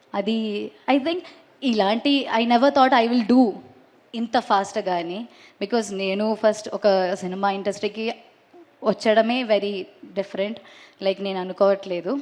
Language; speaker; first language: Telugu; non-native, learner; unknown